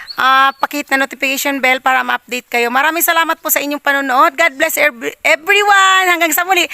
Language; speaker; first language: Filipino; non-native, local second language; Bikol